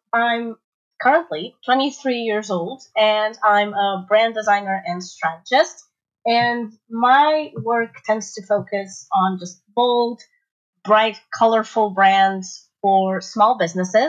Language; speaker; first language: English; non-native, fluent; Portuguese